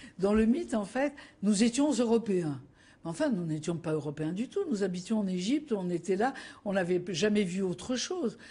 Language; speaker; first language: French; native; French